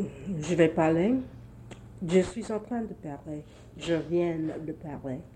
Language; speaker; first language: French; non-native, learner; English